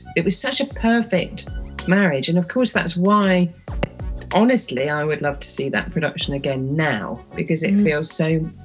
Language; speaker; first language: English; native; English